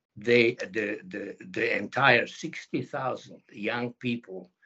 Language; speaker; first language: English; non-native, fluent; Hungarian